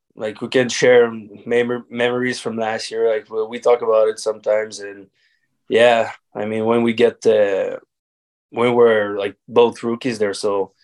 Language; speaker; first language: English; native; English